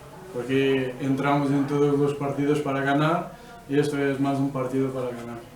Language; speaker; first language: Spanish; non-native, fluent; Portuguese